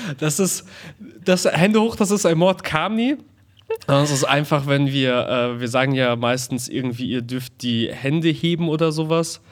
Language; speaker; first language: German; early bilingual, other home language; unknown